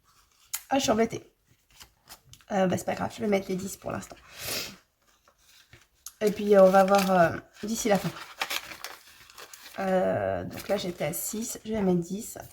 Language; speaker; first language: French; native; French